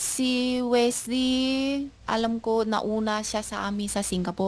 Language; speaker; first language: Filipino; non-native, learner; Chinese